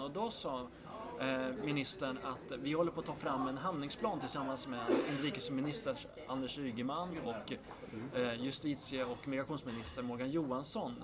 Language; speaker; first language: Swedish; native; Swedish